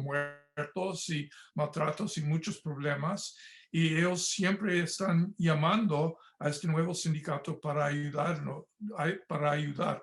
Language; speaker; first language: Spanish; non-native, fluent; English